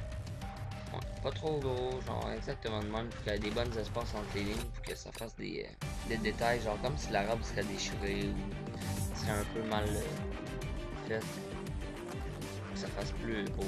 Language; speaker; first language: French; native; French